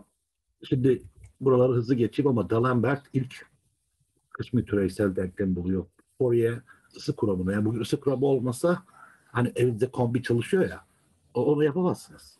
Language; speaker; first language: Turkish; native; Turkish